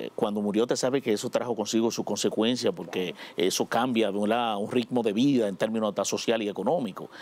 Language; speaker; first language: Spanish; native; Spanish